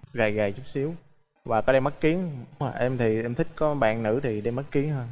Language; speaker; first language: Vietnamese; native; Vietnamese